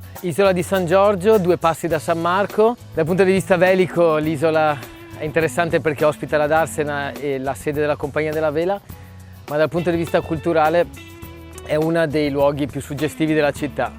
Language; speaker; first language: Italian; native; Italian